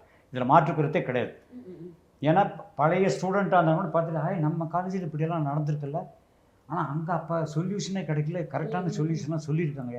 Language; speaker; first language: Tamil; native; Tamil